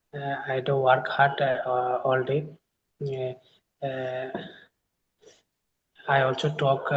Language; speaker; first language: English; non-native, learner; Bangla